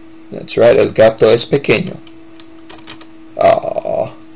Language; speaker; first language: Spanish; non-native, fluent; English